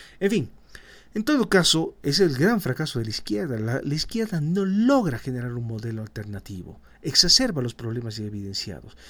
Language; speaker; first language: Spanish; native; Spanish